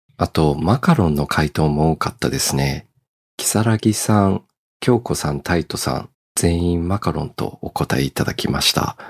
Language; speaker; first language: Japanese; early bilingual, heritage; Japanese